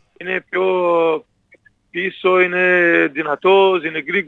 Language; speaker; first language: Greek; non-native, learner; Portuguese